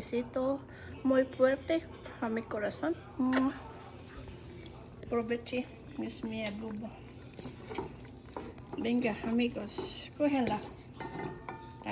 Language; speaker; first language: Spanish; non-native, learner; Filipino